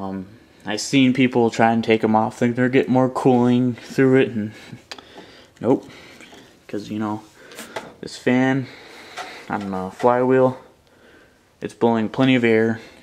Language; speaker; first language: English; native; English